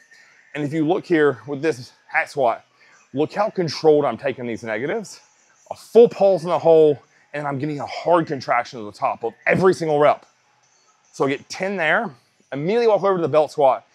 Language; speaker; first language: English; native; English